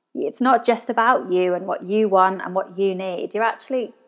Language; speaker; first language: English; native; English